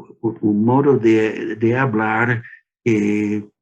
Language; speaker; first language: Spanish; non-native, learner; English